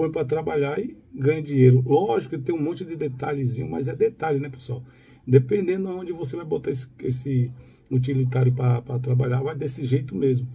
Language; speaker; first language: Portuguese; native; Portuguese